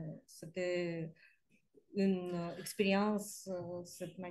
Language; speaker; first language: French; non-native, learner; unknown